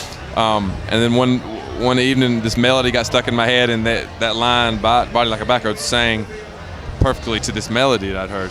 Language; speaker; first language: English; native; English